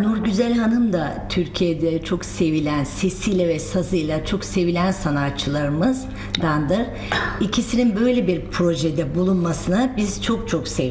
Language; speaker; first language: Turkish; native; Turkish